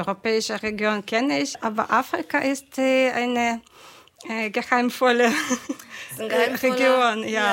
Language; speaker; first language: German; non-native, fluent; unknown